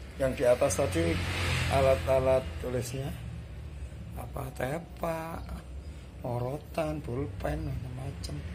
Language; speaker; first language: Indonesian; non-native, local second language; Javanese